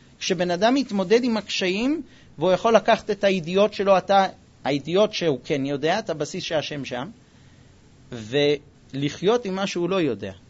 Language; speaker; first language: Hebrew; non-native, fluent; English